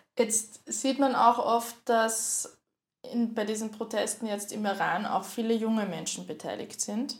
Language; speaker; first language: German; native; German